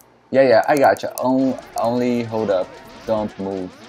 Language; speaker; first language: English; non-native, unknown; Portuguese